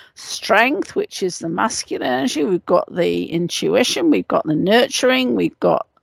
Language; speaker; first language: English; native; English